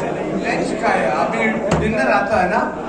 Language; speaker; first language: Hindi; non-native, local second language; Malayalam